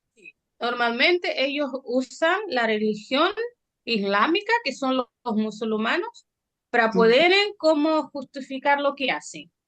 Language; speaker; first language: Spanish; non-native, fluent; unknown